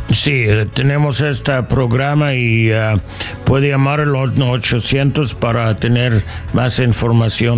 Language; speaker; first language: Spanish; non-native, learner; English